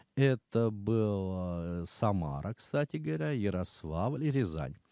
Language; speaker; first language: Russian; native; Russian